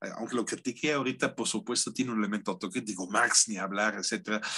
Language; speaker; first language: Spanish; non-native, fluent; German